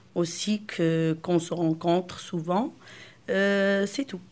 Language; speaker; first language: French; non-native, local second language; Arabic